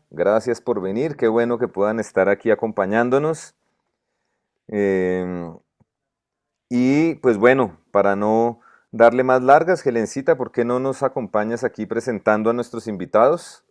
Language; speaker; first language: Spanish; native; Spanish